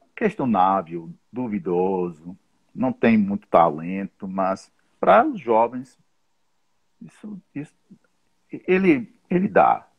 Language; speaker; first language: Portuguese; non-native, fluent; English